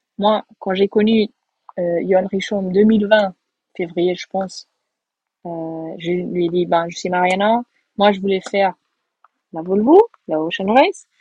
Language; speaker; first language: French; non-native, fluent; Portuguese